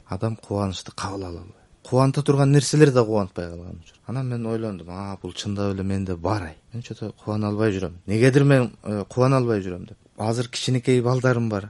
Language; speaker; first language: Kyrgyz; native; Kyrgyz